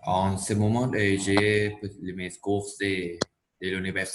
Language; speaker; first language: French; non-native, learner; Spanish